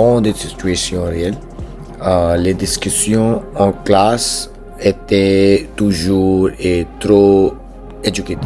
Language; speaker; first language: French; non-native, learner; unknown